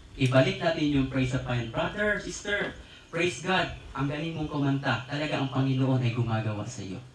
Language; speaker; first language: Filipino; native; Filipino